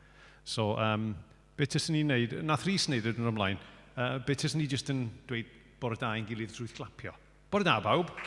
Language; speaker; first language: Welsh; native; Welsh